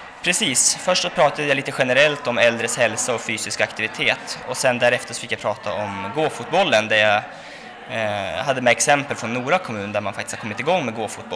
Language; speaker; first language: Swedish; native; Swedish